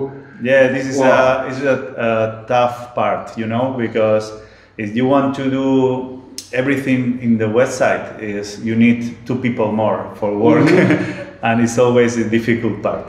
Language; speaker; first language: English; non-native, learner; Spanish